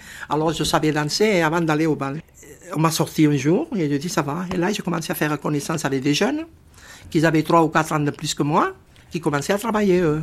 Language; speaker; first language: French; non-native, fluent; Spanish